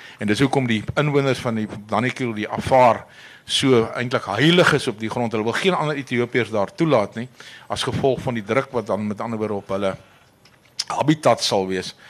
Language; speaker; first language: Afrikaans; native; Afrikaans